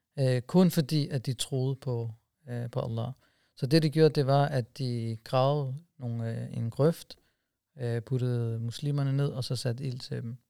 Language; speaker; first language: Danish; early bilingual, other home language; Urdu